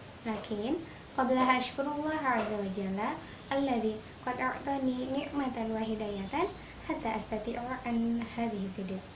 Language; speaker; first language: Arabic; non-native, learner; Indonesian